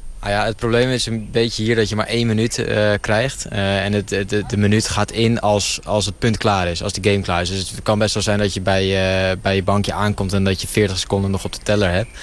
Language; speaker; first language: Dutch; native; Dutch